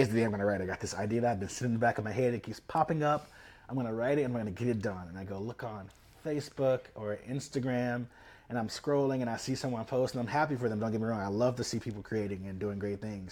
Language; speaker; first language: English; native; English